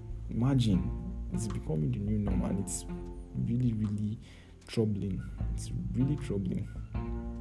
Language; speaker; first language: English; non-native, local second language; Yoruba